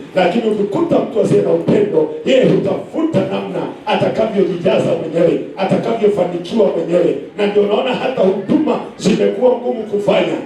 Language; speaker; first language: Swahili; non-native, local second language; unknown